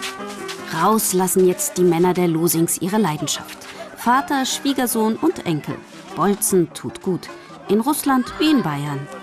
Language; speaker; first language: German; native; German